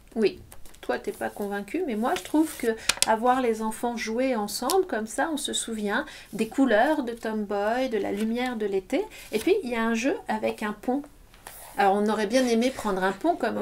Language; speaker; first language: French; native; French